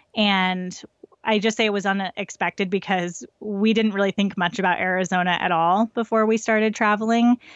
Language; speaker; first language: English; native; English